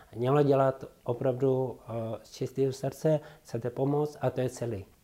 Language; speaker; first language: Czech; non-native, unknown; Tibetan